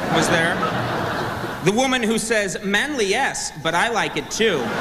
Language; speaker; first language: English; native; English